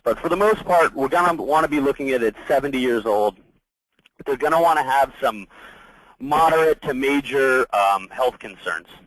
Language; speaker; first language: English; native; English